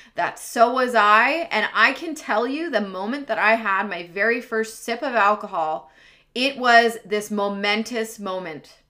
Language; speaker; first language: English; native; English